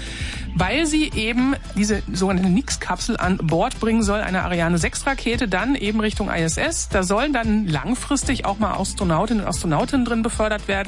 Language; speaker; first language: German; native; German